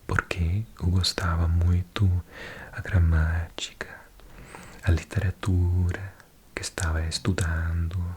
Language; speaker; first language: Portuguese; non-native, fluent; English